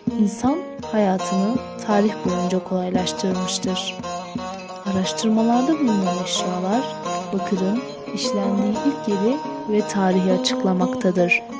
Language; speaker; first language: Turkish; native; Turkish